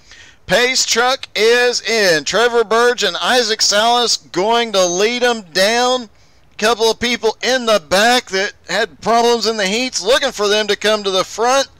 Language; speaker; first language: English; native; English